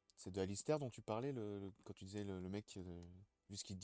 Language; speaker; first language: French; native; French